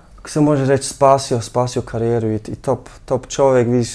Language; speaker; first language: Serbian; early bilingual, heritage; Serbian